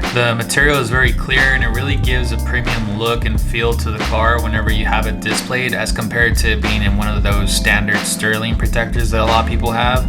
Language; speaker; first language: English; native; English